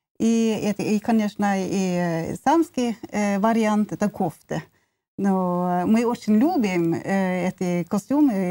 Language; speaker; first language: Russian; non-native, learner; Norwegian